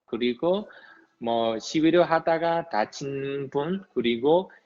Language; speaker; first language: Korean; non-native, fluent; Burmese